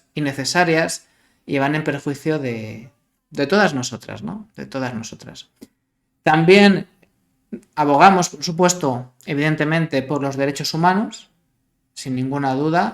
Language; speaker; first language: Spanish; native; Spanish